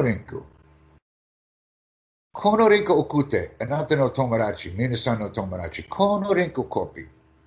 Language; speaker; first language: Japanese; non-native, learner; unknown